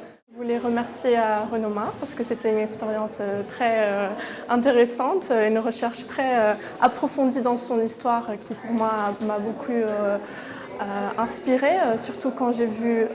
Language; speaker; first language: French; non-native, fluent; Portuguese